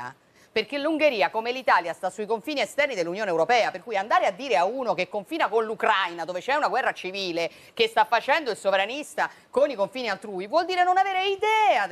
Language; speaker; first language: Italian; native; Italian